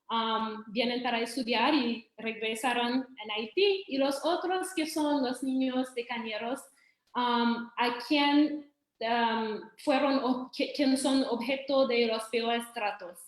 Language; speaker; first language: Spanish; non-native, fluent; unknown